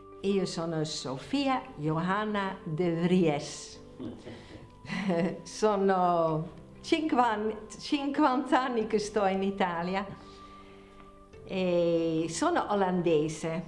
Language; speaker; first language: Italian; non-native, fluent; Dutch